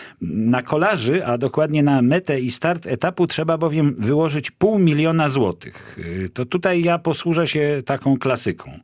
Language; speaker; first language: Polish; native; Polish